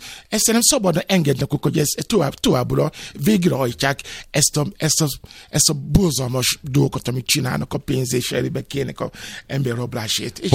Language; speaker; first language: Hungarian; non-native, fluent; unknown